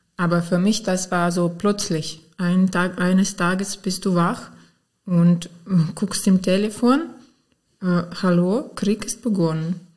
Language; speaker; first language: German; non-native, fluent; Ukrainian